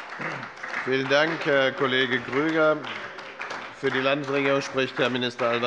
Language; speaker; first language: German; native; German